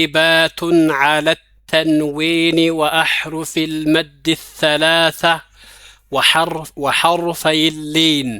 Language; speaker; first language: Arabic; non-native, fluent; Amharic